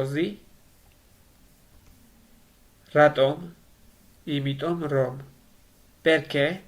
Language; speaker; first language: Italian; non-native, learner; Georgian